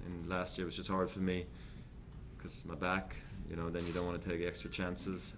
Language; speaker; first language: English; non-native, fluent; Swiss German